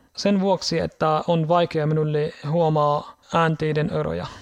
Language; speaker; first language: Finnish; non-native, learner; Arabic